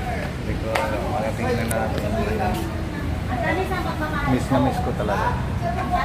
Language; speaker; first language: Filipino; non-native, learner; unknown